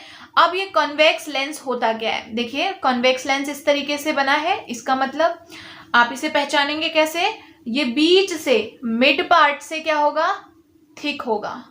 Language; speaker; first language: Hindi; native; Hindi